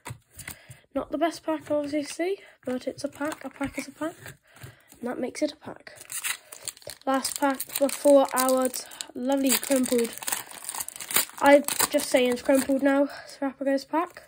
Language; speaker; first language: English; native; English